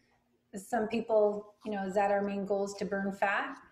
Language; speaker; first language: English; native; English